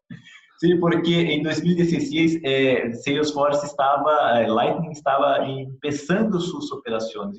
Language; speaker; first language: Spanish; non-native, fluent; Portuguese